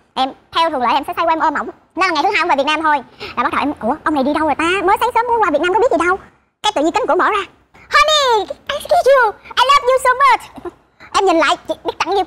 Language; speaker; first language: Vietnamese; native; Vietnamese